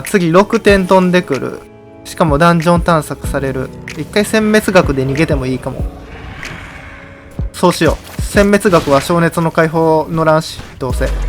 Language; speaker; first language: Japanese; native; Japanese